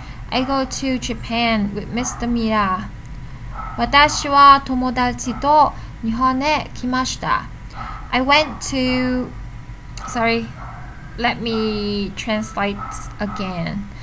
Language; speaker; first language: English; non-native, learner; Vietnamese